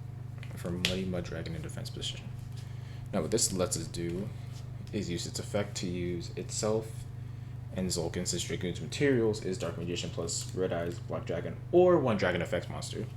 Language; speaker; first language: English; native; English